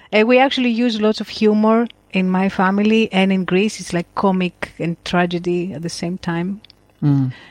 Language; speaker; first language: English; non-native, fluent; Greek